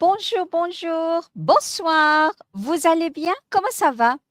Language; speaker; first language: French; non-native, fluent; Malay